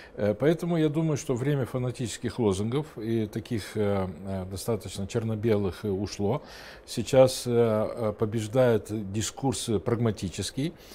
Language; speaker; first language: Russian; non-native, local second language; Romanian